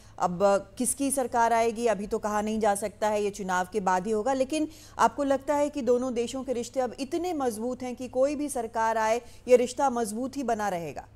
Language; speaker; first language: Hindi; native; Hindi